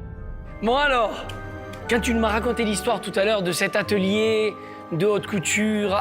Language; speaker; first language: French; native; French